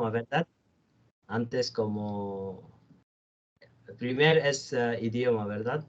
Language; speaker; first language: Spanish; non-native, learner; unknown